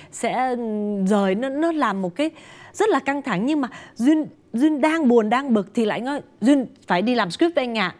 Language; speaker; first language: Vietnamese; early bilingual, other home language; English